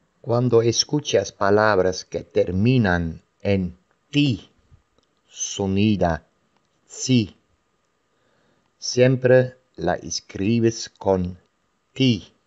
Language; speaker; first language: Spanish; non-native, fluent; Dutch